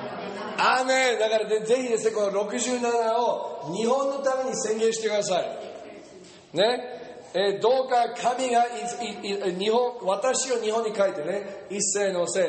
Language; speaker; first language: Japanese; non-native, fluent; English